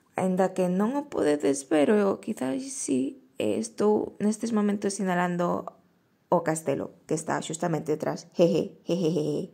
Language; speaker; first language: Galician; non-native, local second language; Spanish